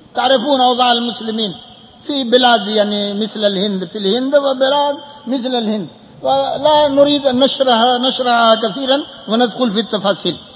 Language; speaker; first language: Arabic; non-native, fluent; Urdu